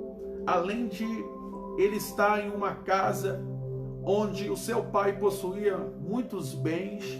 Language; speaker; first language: Portuguese; native; Portuguese